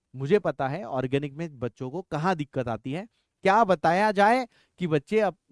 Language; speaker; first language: Hindi; non-native, local second language; Marathi